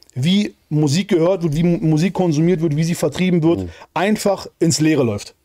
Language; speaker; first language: German; native; German